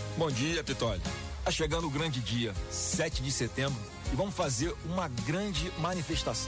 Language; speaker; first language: Portuguese; native; Portuguese